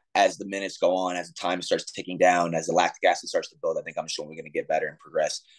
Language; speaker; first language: English; native; English